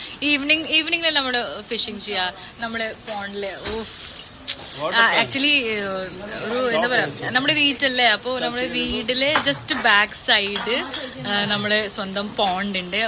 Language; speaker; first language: Malayalam; non-native, learner; Hindi